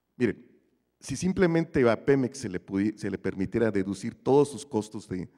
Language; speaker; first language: Spanish; native; Spanish